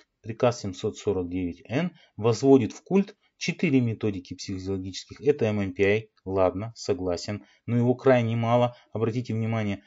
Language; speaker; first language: Russian; native; Russian